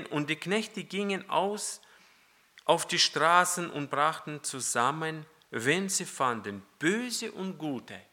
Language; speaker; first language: German; non-native, fluent; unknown